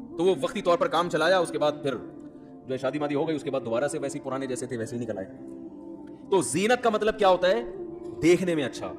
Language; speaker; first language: Urdu; native; Urdu